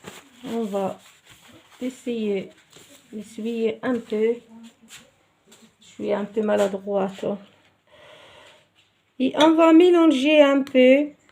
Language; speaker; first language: French; non-native, local second language; Arabic